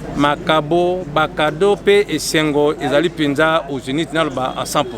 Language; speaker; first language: Lingala; native; Lingala